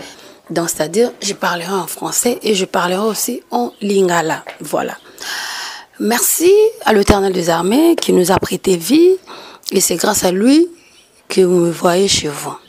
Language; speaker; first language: French; non-native, local second language; Lingala